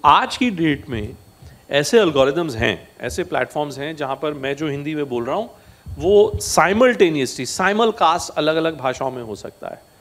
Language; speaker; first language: Hindi; native; Hindi